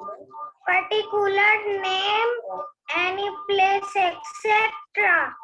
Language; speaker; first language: English; non-native, learner; Urdu